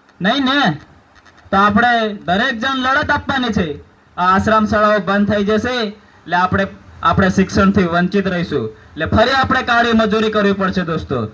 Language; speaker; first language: Gujarati; non-native, local second language; Rathawi